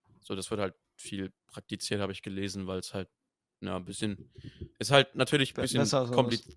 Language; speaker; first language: German; native; German